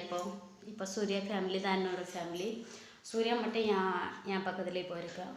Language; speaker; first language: Tamil; non-native, local second language; Odia